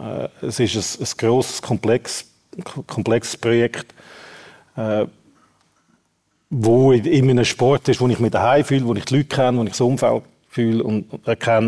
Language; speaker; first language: German; native; German